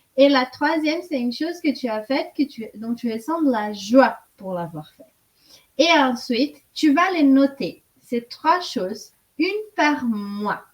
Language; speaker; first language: French; non-native, fluent; Portuguese